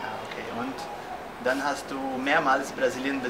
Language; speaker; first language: German; non-native, fluent; Portuguese